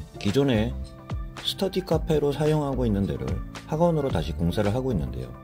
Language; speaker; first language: Korean; native; Korean